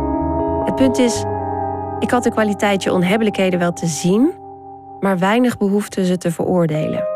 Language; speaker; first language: Dutch; native; Dutch